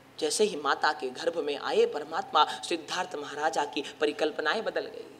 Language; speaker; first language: Hindi; non-native, local second language; Gujarati